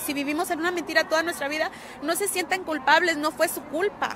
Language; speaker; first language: Spanish; early bilingual, heritage; Spanish